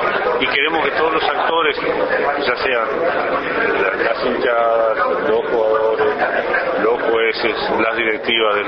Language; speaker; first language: Spanish; native; Spanish